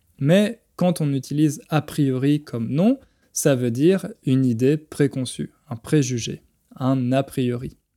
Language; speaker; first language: French; native; French